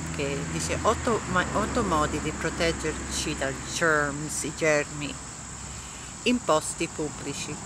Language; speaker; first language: Italian; early bilingual, heritage; Italian